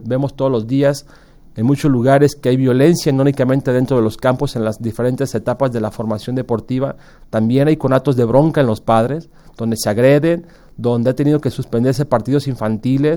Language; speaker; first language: Spanish; native; Spanish